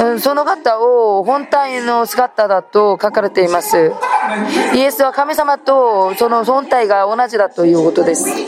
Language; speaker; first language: Japanese; non-native, fluent; Korean